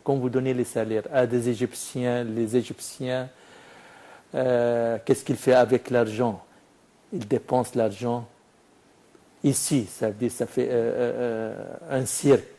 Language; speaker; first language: French; non-native, fluent; Arabic